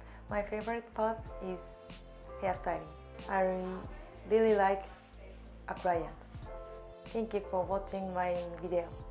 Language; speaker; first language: English; non-native, learner; Japanese